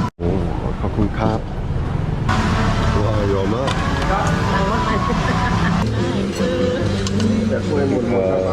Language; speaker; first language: Thai; non-native, learner; Korean